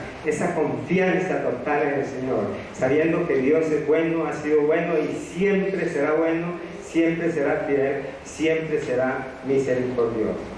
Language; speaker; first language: Spanish; native; Spanish